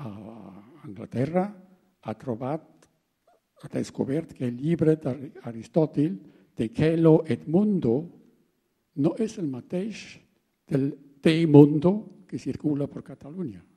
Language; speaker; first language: Catalan; non-native, fluent; German